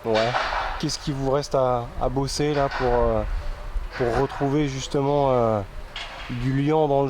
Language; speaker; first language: French; native; French